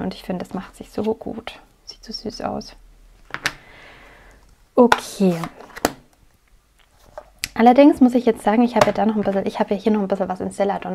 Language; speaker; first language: German; native; German